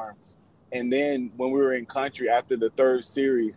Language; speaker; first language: English; native; English